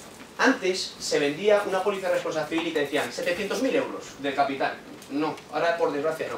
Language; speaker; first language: Spanish; native; Spanish